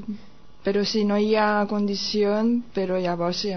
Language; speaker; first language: Catalan; non-native, fluent; Japanese